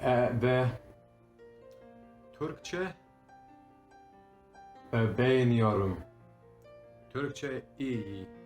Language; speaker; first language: Turkish; non-native, learner; English